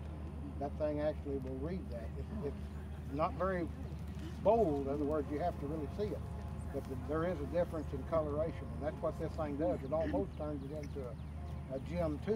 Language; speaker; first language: English; native; English